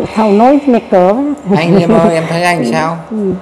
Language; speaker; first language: Vietnamese; native; Vietnamese